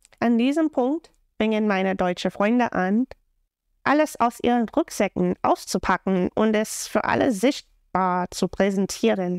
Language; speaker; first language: German; non-native, fluent; English